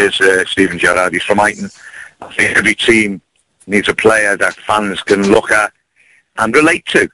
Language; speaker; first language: English; native; English